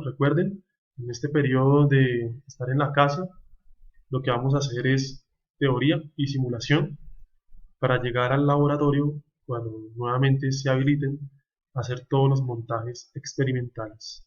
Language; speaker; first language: Spanish; native; Spanish